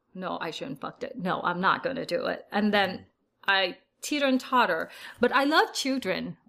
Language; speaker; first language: English; early bilingual, other home language; Vietnamese